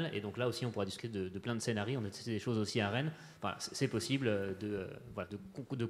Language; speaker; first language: French; native; French